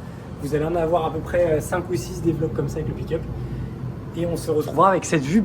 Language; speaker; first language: French; native; French